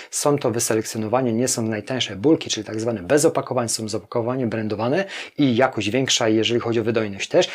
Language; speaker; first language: Polish; native; Polish